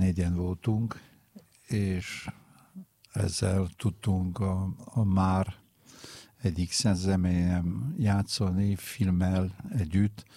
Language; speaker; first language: Hungarian; non-native, fluent; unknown